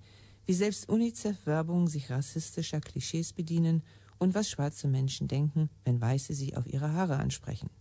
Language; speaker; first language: German; native; German